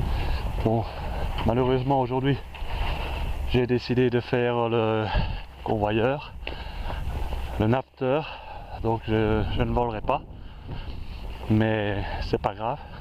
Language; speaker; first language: French; native; French